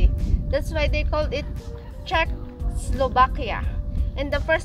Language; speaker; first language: English; non-native, local second language; Filipino